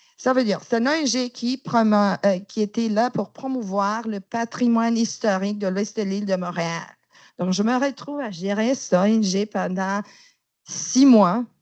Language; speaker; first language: French; non-native, fluent; Romanian